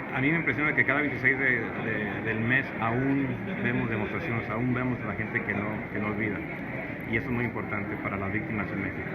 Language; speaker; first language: Spanish; early bilingual, heritage; Spanish